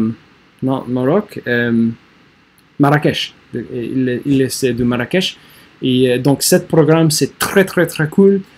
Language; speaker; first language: French; non-native, learner; English